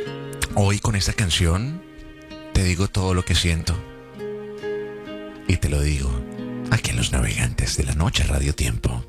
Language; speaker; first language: Spanish; native; Spanish